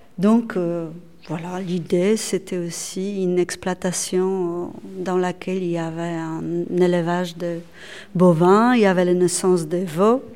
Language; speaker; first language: French; non-native, fluent; Polish